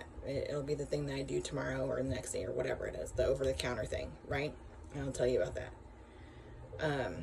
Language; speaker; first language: English; native; English